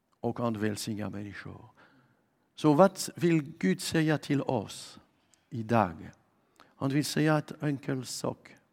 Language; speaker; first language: Swedish; non-native, fluent; French